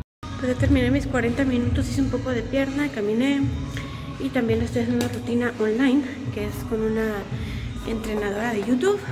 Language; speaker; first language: Spanish; native; Spanish